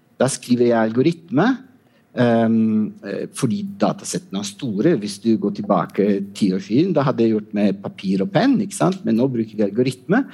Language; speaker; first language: Norwegian; non-native, fluent; Italian